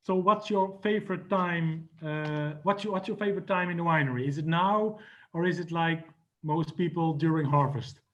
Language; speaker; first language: English; non-native, fluent; Dutch